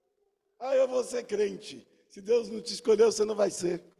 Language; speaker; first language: Portuguese; native; Portuguese